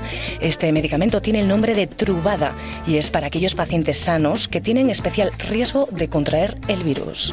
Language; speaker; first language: Spanish; native; Spanish